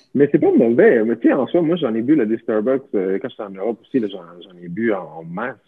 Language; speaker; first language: French; native; French